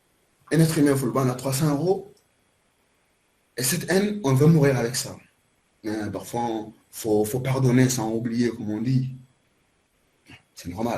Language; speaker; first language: French; non-native, learner; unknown